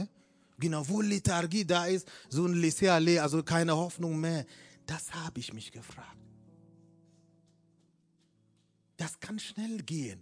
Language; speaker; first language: German; non-native, fluent; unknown